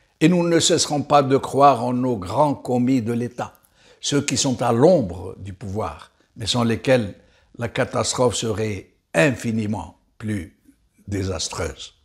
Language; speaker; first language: French; non-native, local second language; Arabic